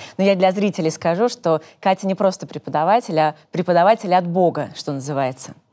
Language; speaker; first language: Russian; native; Russian